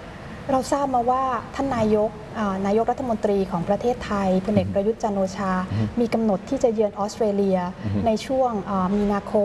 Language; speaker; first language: Thai; native; Thai